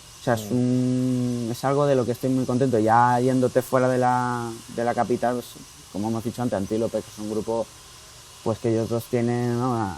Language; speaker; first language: Spanish; native; Spanish